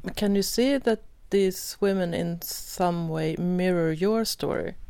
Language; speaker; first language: English; non-native, fluent; Swedish